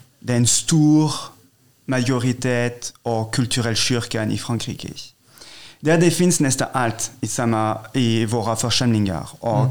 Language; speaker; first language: Swedish; non-native, fluent; French